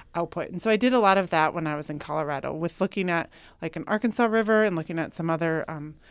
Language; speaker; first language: English; native; English